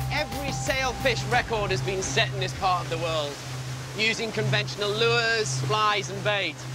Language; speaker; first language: English; native; English